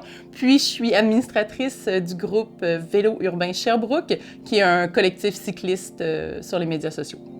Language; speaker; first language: French; native; French